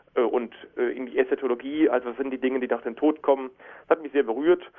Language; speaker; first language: German; native; German